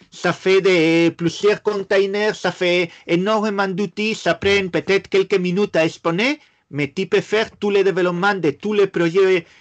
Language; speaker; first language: French; non-native, fluent; Spanish